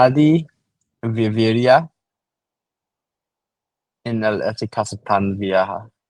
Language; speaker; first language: Spanish; non-native, learner; English